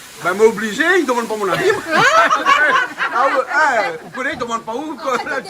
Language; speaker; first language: French; native; French